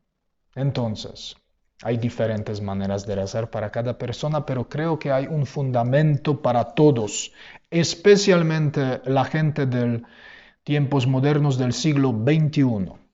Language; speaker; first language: Spanish; non-native, fluent; Polish